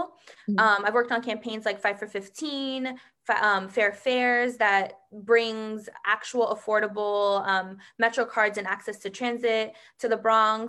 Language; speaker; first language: English; native; English